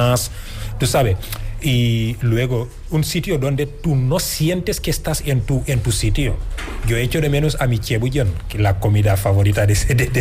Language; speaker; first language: Spanish; non-native, fluent; Wolof